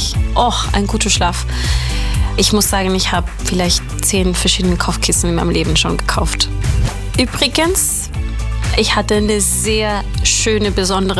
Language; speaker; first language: German; non-native, fluent; Spanish